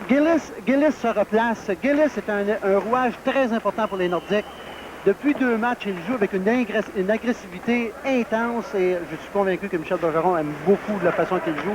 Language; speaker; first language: French; native; French